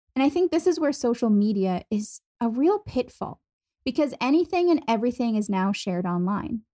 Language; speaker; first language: English; non-native, fluent; German